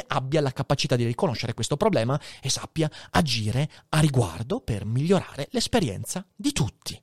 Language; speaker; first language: Italian; native; Italian